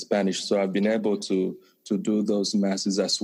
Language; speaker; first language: English; non-native, local second language; Igbo